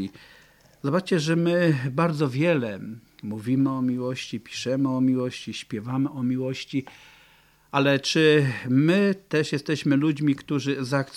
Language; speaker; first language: Polish; native; Polish